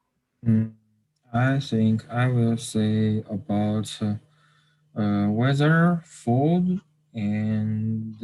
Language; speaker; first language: English; non-native, learner; Chinese